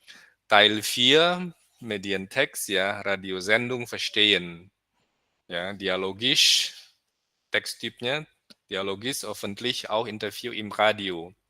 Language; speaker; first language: German; non-native, fluent; Indonesian